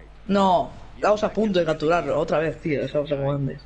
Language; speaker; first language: Spanish; native; Spanish